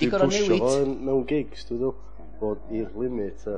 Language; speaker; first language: Welsh; native; Welsh